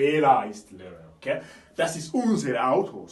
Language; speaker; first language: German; non-native, fluent; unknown